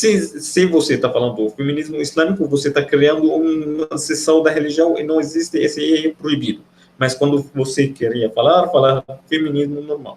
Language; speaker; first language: Portuguese; non-native, fluent; Arabic